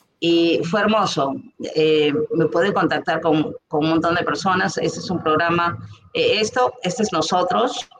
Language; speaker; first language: Spanish; native; Spanish